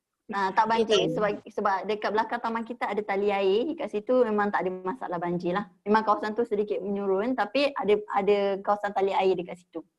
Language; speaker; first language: Malay; native; Malay